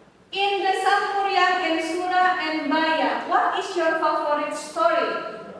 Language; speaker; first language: English; non-native, learner; Indonesian